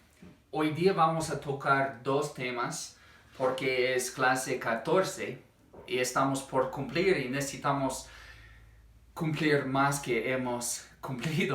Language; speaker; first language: Spanish; non-native, fluent; English